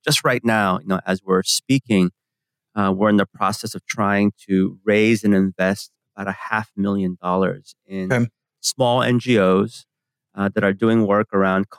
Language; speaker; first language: English; early bilingual, other home language; Korean